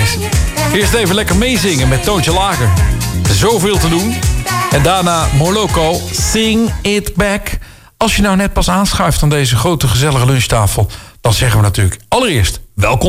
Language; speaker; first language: Dutch; native; Dutch